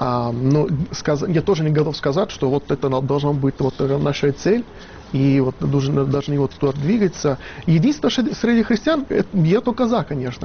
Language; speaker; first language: Russian; non-native, fluent; Italian